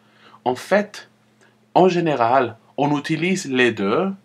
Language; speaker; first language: French; non-native, fluent; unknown